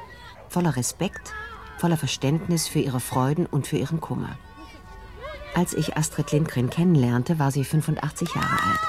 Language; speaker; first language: German; native; German